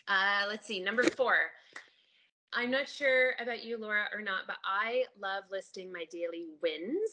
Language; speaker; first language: English; native; English